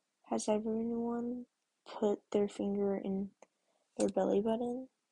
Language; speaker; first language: English; native; English